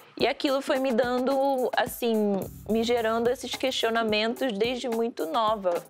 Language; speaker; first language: Portuguese; early bilingual, heritage; Portuguese